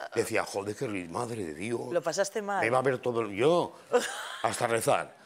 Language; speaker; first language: Spanish; native; Spanish